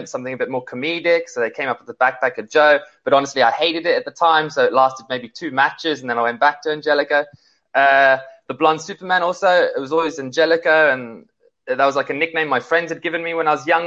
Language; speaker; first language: English; native; English